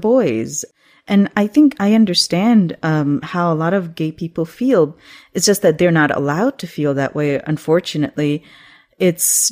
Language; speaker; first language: English; non-native, local second language; Urdu